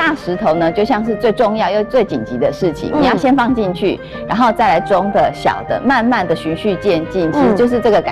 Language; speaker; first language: Chinese; native; Chinese